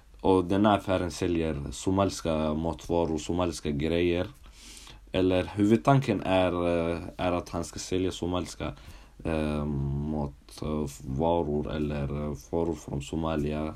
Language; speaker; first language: Swedish; early bilingual, other home language; Somali